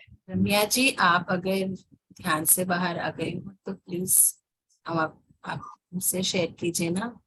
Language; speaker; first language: Hindi; native; Hindi